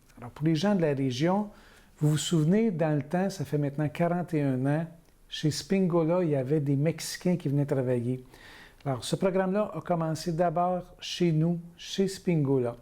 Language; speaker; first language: French; native; French